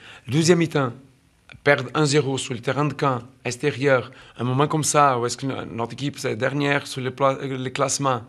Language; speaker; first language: French; non-native, fluent; Portuguese